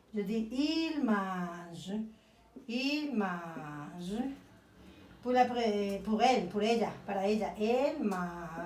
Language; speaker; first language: French; non-native, fluent; Spanish